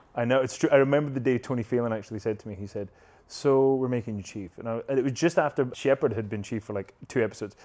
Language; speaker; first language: English; native; English